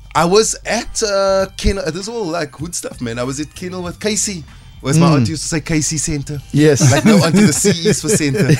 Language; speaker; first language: English; native; English